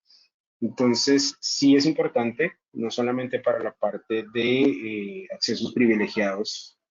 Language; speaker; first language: Spanish; native; Spanish